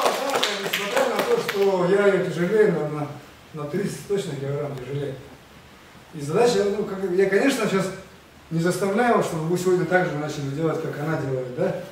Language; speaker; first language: Russian; non-native, fluent; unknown